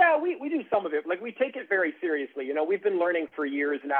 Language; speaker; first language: English; native; English